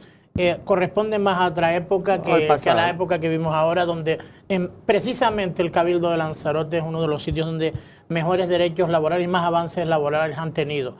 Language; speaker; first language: Spanish; native; Spanish